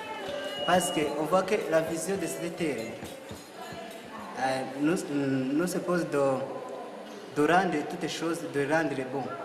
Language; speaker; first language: French; non-native, local second language; Kinyarwanda